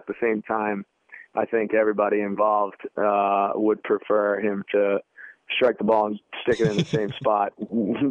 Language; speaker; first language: English; native; English